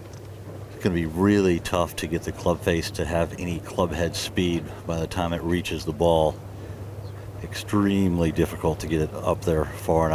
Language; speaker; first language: English; native; English